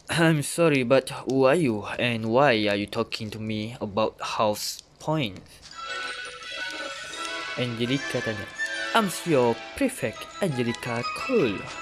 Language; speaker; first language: English; non-native, local second language; Malay